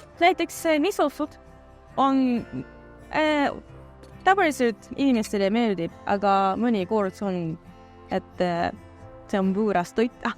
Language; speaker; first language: Estonian; early bilingual, other home language; Japanese